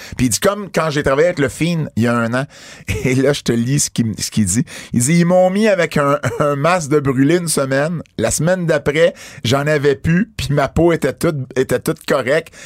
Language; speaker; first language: French; native; French